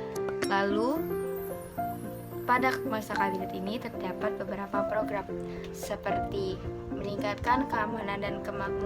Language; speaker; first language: Indonesian; native; Indonesian